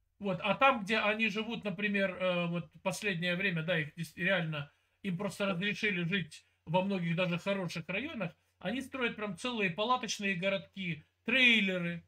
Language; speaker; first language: Russian; native; Russian